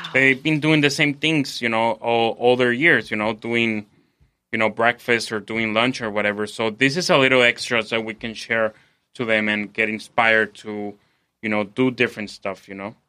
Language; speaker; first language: English; non-native, fluent; Spanish